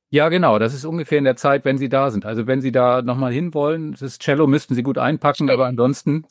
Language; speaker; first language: German; native; German